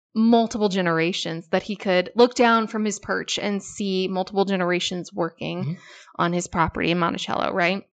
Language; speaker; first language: English; native; English